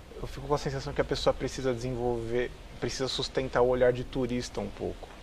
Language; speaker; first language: Portuguese; native; Portuguese